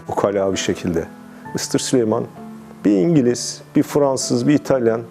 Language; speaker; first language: Turkish; native; Turkish